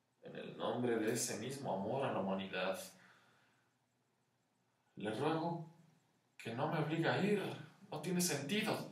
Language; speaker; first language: Spanish; native; Spanish